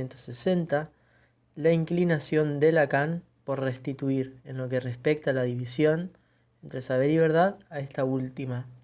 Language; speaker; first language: Spanish; native; Spanish